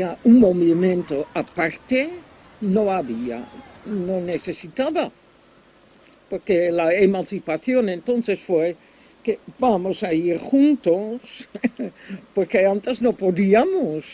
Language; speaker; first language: Spanish; non-native, fluent; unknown